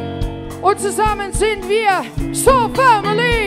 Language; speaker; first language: German; non-native, fluent; Dutch